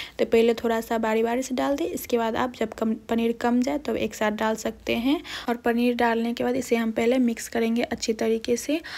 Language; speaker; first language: Hindi; native; Hindi